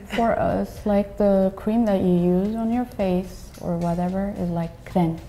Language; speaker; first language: English; non-native, fluent; Turkish